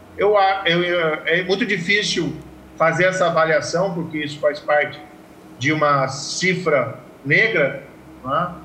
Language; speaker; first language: Portuguese; native; Portuguese